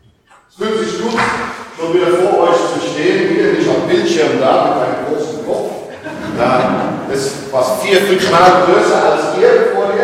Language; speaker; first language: German; non-native, learner; English